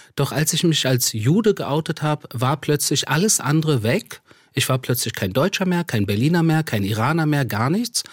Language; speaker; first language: German; early bilingual, other home language; Persian